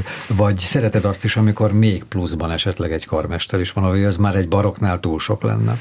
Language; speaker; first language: Hungarian; native; Hungarian